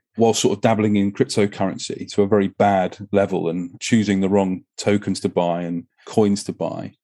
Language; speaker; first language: English; native; English